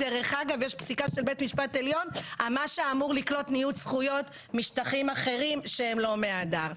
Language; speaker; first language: Hebrew; native; Hebrew